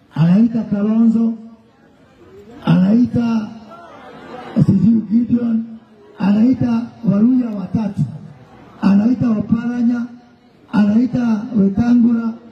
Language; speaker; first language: Swahili; non-native, local second language; Kikuyu